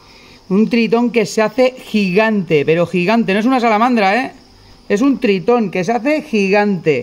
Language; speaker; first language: Spanish; native; Spanish